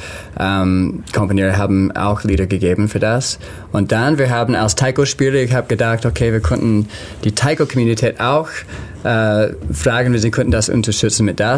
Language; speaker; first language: German; non-native, learner; English